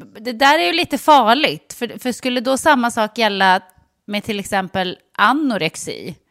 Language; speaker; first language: Swedish; native; Swedish